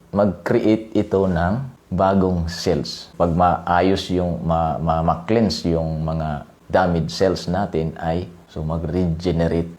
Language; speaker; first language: Filipino; non-native, local second language; Cebuano